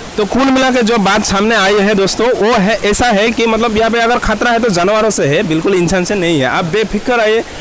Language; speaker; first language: Hindi; non-native, local second language; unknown